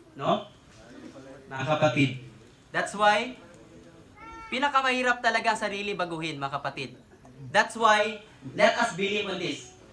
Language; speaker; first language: Filipino; native; Filipino